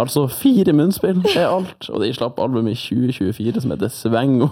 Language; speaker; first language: Norwegian; native; Norwegian